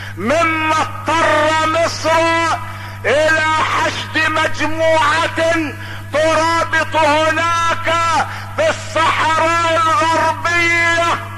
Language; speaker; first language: Arabic; native; Arabic